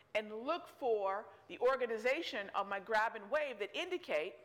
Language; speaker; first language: English; native; English